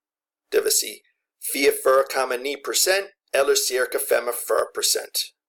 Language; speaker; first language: Danish; non-native, fluent; English